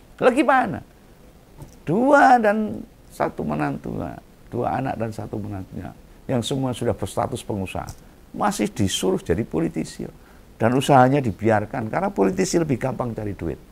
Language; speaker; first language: Indonesian; native; Indonesian